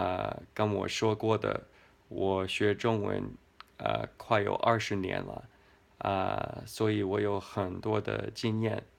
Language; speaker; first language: Chinese; non-native, fluent; English